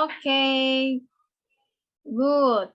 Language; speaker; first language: English; non-native, learner; Indonesian